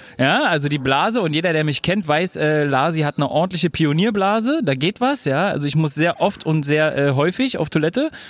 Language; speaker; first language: German; native; German